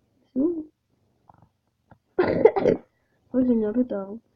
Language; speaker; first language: French; native; French